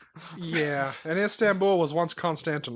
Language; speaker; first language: English; native; English